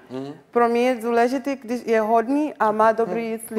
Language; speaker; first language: Czech; non-native, learner; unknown